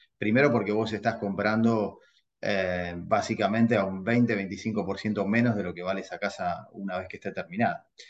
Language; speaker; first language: Spanish; native; Spanish